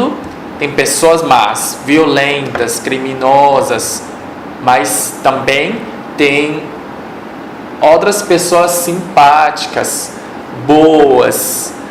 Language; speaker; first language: Portuguese; non-native, fluent; Chinese